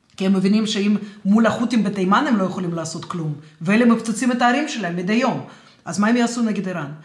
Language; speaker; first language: Hebrew; non-native, fluent; Russian